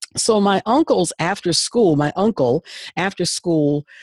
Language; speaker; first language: English; native; English